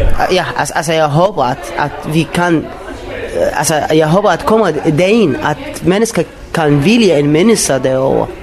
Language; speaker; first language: Danish; non-native, learner; Arabic